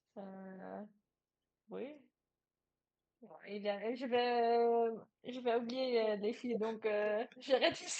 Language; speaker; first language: French; non-native, learner; Dutch